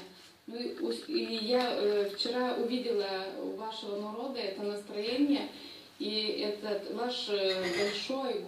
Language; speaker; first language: Russian; non-native, fluent; Lithuanian